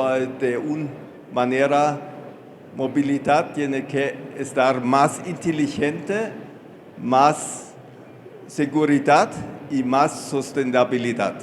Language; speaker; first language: Spanish; non-native, fluent; German